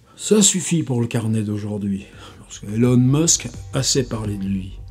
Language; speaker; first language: French; native; French